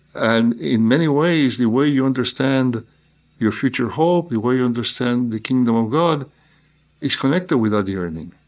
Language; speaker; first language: English; non-native, fluent; Spanish